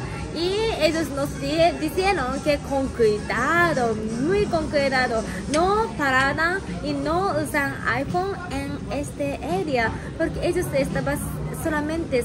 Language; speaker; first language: Spanish; non-native, learner; Japanese